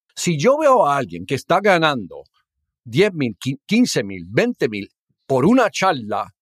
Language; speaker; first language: Spanish; early bilingual, heritage; Spanish